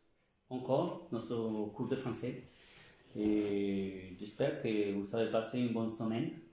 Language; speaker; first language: French; non-native, fluent; Spanish